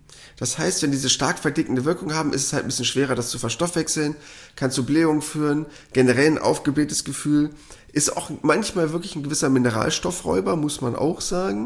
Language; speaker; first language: German; native; German